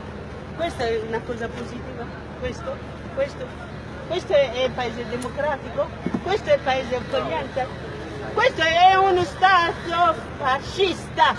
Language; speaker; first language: Italian; non-native, fluent; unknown